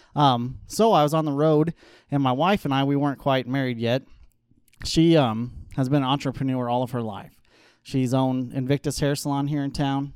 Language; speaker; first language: English; native; English